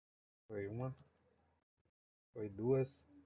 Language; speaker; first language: Portuguese; native; Portuguese